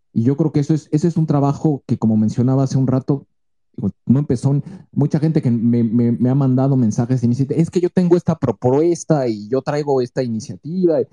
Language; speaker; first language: Spanish; native; Spanish